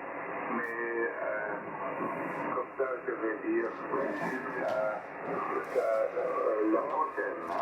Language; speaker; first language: French; non-native, fluent; German